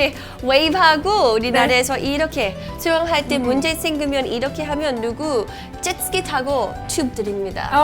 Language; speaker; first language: Korean; non-native, fluent; English